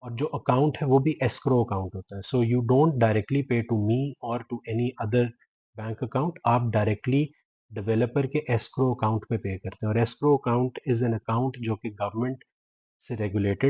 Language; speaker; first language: Hindi; non-native, local second language; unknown